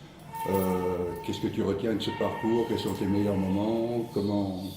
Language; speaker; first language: French; native; French